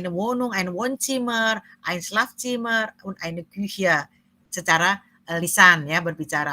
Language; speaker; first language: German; non-native, fluent; Indonesian